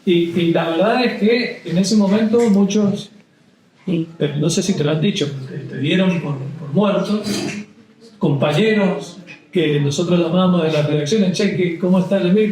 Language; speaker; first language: Spanish; native; Spanish